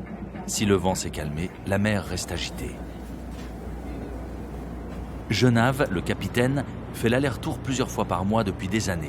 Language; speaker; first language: French; native; French